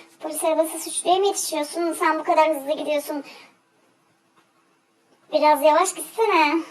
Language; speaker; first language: Turkish; native; Turkish